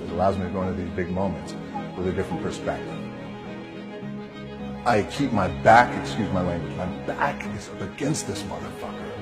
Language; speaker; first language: English; native; English